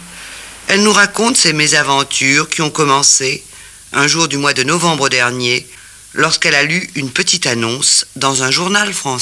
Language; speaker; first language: French; native; French